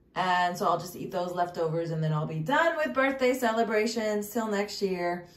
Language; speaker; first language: English; native; English